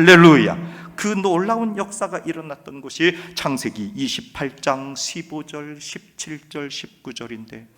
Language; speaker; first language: Korean; native; Korean